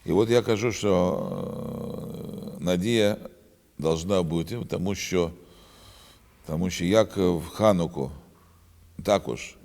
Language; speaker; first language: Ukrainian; non-native, learner; Russian